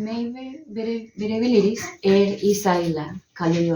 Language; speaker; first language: Turkish; non-native, learner; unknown